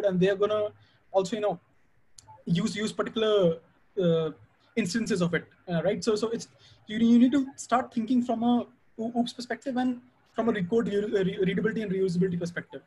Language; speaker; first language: English; non-native, local second language; Hindi